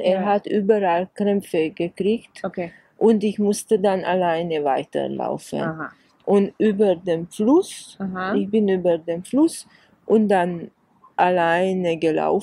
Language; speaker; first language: German; non-native, fluent; Hungarian